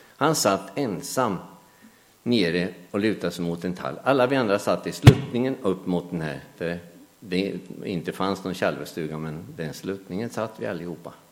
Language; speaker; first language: Swedish; native; Swedish